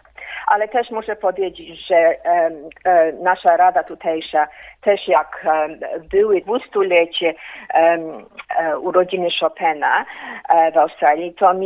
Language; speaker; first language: Polish; early bilingual, heritage; Polish